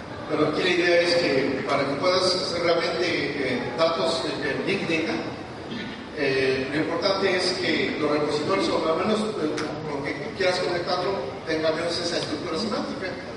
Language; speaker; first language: Spanish; native; Spanish